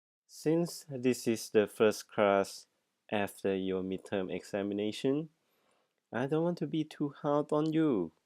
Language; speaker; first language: English; non-native, fluent; Thai